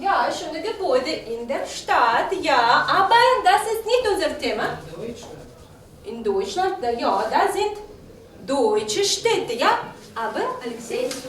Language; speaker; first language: German; non-native, fluent; Russian